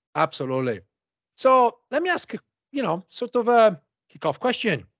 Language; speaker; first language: English; non-native, fluent; Italian